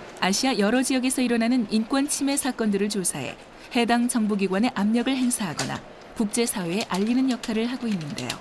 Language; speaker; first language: Korean; native; Korean